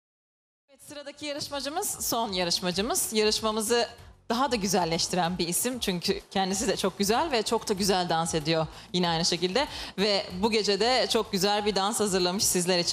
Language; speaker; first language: Turkish; native; Turkish